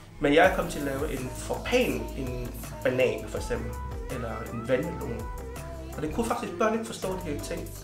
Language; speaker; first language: Danish; early bilingual, other home language; Vietnamese